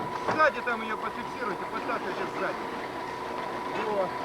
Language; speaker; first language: Russian; native; Russian